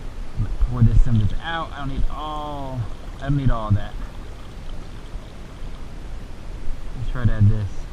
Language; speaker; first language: English; native; English